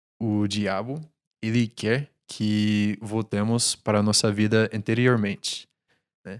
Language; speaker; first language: Portuguese; non-native, fluent; English